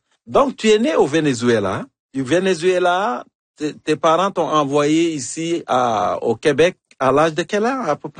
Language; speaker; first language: French; native; French